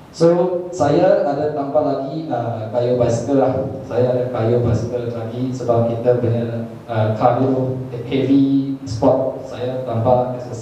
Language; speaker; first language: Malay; non-native, local second language; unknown